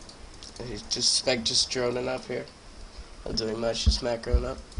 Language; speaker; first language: English; native; English